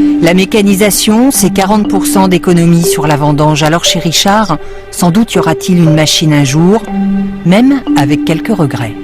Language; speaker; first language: French; native; French